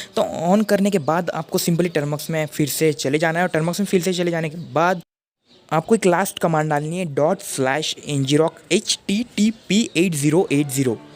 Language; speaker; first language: Hindi; non-native, local second language; Marathi